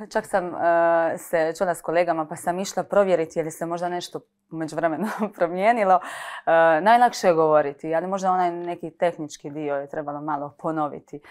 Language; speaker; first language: Croatian; native; Croatian